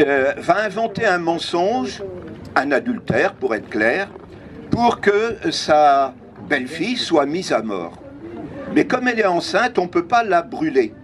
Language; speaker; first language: French; native; French